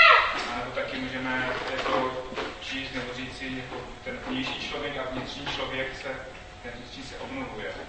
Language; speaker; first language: Czech; non-native, fluent; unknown